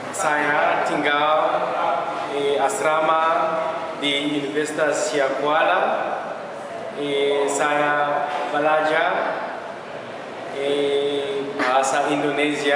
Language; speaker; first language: Indonesian; non-native, learner; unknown